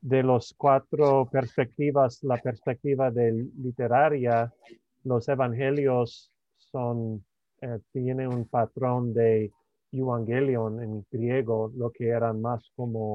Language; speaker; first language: Spanish; non-native, fluent; English